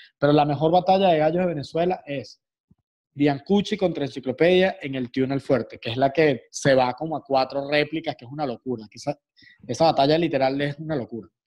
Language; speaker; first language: Spanish; native; Spanish